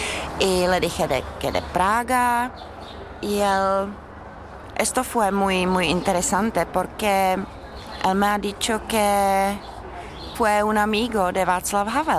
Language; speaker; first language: Spanish; non-native, fluent; Czech